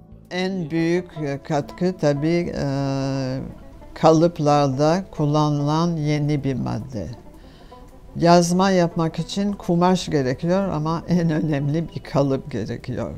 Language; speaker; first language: Turkish; non-native, fluent; French